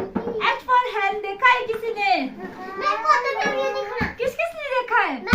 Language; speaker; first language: Hindi; native; Hindi